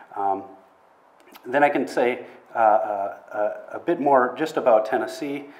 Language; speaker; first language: English; native; English